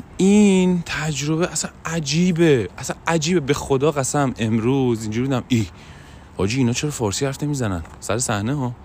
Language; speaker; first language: Persian; non-native, local second language; Azerbaijani